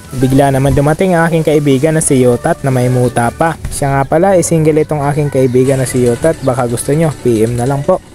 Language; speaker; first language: Filipino; non-native, local second language; Bikol